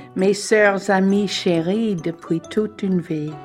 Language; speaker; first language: French; non-native, fluent; English